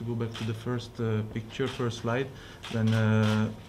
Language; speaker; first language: English; non-native, fluent; Hungarian